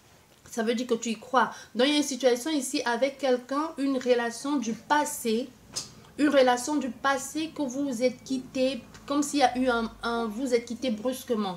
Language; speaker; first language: French; native; French